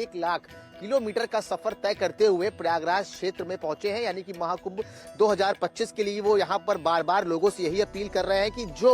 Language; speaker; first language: Hindi; native; Hindi